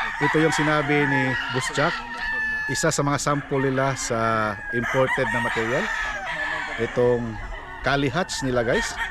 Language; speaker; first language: Filipino; non-native, local second language; Cebuano